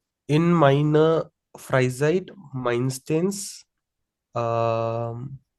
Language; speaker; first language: German; non-native, learner; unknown